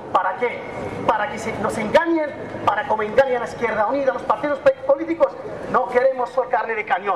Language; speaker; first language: Spanish; native; Spanish